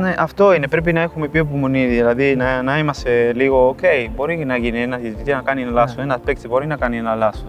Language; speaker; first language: Greek; non-native, fluent; Spanish